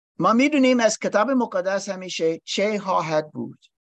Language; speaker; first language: Persian; non-native, learner; English